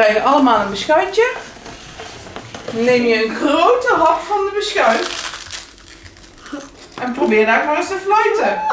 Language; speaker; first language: Dutch; native; Dutch